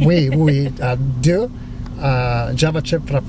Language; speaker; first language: French; non-native, learner; English